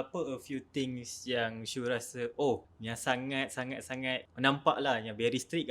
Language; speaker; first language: Malay; native; Malay